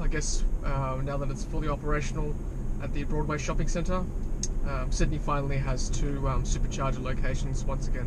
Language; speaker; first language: English; native; English